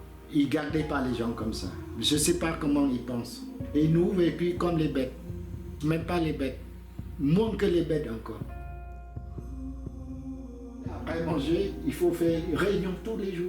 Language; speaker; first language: French; non-native, learner; Khmer